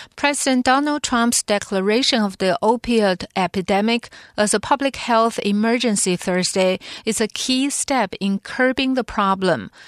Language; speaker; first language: English; non-native, fluent; Chinese